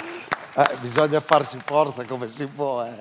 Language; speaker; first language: Italian; native; Italian